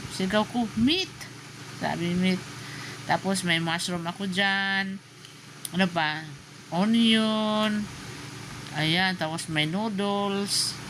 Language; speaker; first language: Filipino; non-native, local second language; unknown